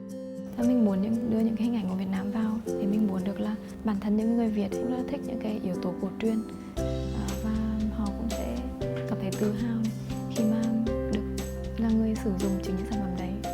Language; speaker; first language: Vietnamese; native; Vietnamese